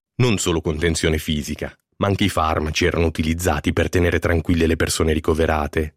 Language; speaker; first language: Italian; native; Italian